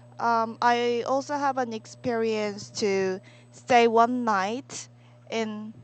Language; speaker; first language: English; non-native, learner; Korean